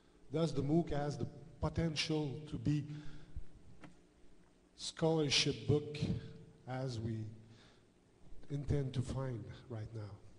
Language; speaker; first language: English; non-native, learner; French